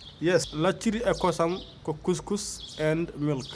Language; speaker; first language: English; non-native, learner; Fula